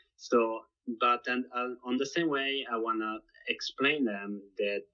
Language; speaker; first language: English; non-native, fluent; Italian